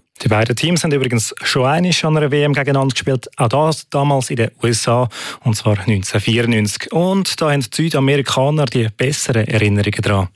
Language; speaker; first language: German; native; German